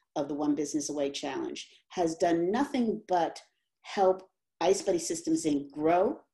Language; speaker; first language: English; native; English